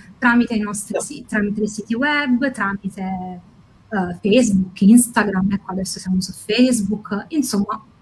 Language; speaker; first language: Italian; native; Italian